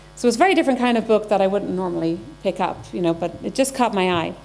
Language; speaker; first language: English; native; English